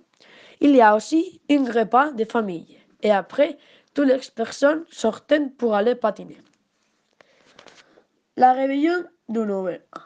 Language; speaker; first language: French; non-native, learner; Spanish